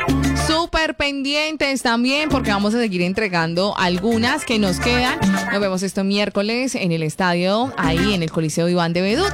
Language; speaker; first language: Spanish; native; Spanish